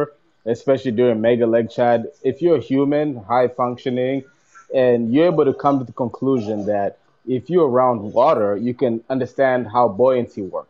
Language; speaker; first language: English; non-native, local second language; Luyia